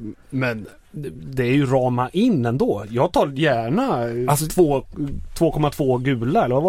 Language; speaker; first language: Swedish; native; Swedish